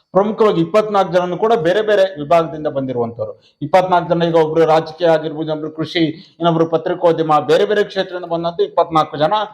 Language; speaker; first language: Kannada; native; Kannada